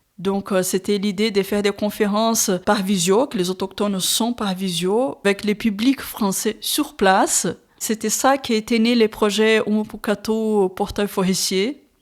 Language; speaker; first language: French; non-native, fluent; Portuguese